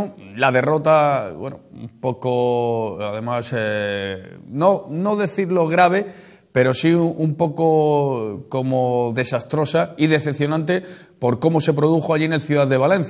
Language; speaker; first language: Spanish; native; Spanish